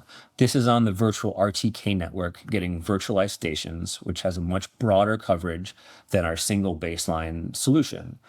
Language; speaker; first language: English; native; English